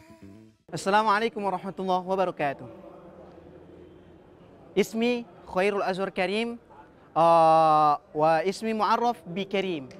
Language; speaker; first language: Arabic; non-native, fluent; Indonesian